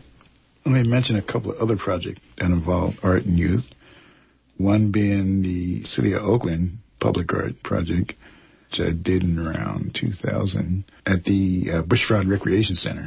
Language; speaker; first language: English; native; English